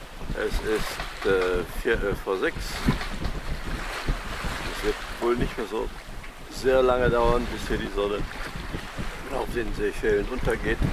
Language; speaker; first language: German; native; German